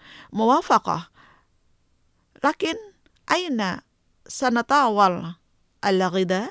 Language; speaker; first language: Arabic; non-native, learner; Indonesian